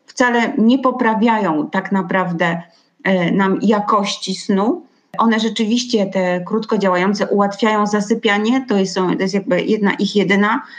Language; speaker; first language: Polish; native; Polish